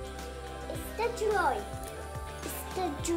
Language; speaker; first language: English; early bilingual, other home language; Bangla